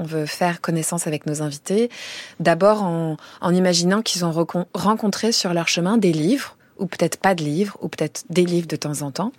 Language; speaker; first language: French; native; French